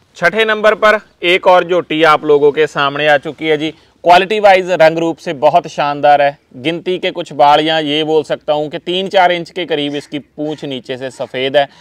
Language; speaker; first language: Hindi; non-native, local second language; Punjabi